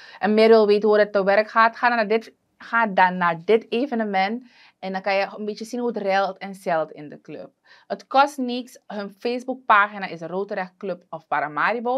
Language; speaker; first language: Dutch; native; Dutch